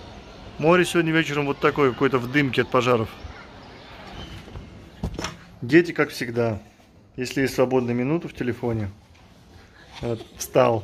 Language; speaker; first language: Russian; native; Russian